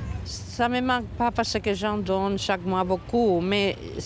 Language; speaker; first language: French; non-native, fluent; Spanish